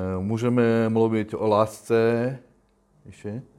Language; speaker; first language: Czech; non-native, learner; Russian